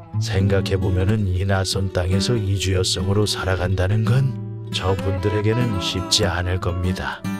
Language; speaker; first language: Korean; native; Korean